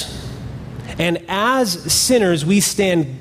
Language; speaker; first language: English; native; English